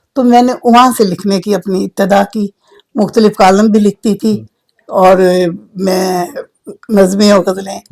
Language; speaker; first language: Urdu; native; Urdu